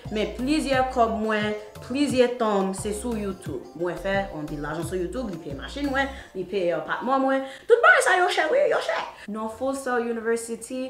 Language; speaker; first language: Haitian Creole; early bilingual, heritage; Haitian Creole